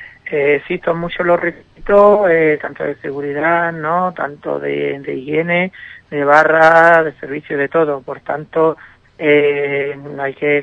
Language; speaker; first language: Spanish; native; Spanish